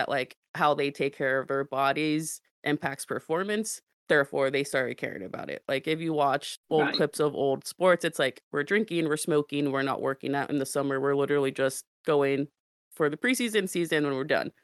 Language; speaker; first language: English; native; English